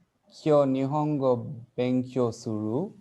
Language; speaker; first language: Japanese; non-native, learner; Filipino